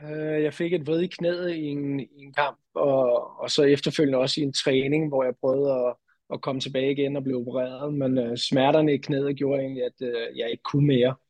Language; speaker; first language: Danish; native; Danish